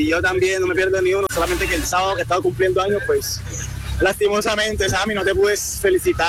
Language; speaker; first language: Spanish; native; Spanish